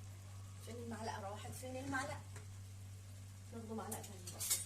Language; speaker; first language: Arabic; native; Arabic